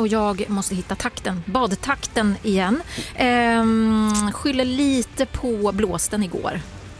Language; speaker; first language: Swedish; native; Swedish